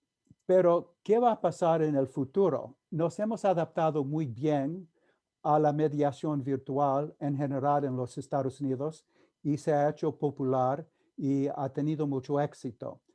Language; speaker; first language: Spanish; non-native, fluent; English